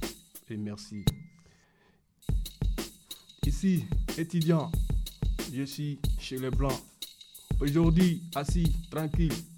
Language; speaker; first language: French; non-native, learner; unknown